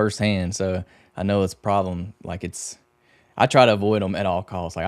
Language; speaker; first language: English; native; English